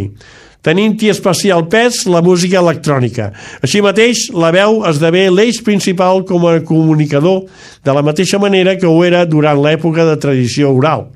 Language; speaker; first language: Catalan; native; Catalan